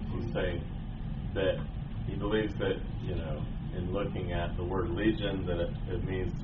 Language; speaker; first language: English; native; English